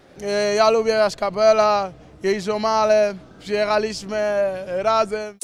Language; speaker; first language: Polish; non-native, learner; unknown